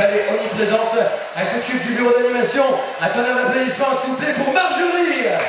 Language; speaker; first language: French; native; French